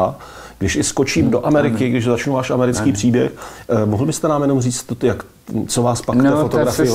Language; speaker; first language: Czech; native; Czech